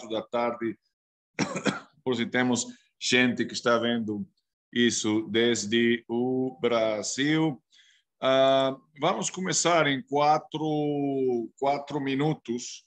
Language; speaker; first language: Portuguese; non-native, fluent; Spanish